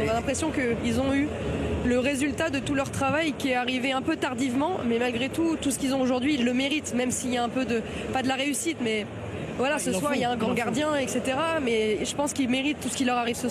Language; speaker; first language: French; native; French